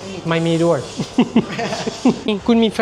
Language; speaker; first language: Thai; non-native, learner; French